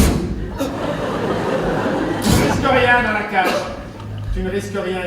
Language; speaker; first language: French; native; French